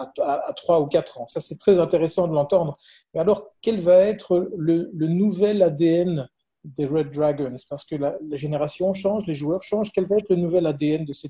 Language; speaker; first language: French; native; French